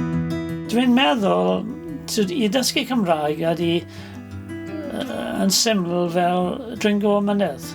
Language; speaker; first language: Welsh; non-native, learner; English